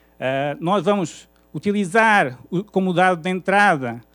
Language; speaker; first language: Portuguese; native; Portuguese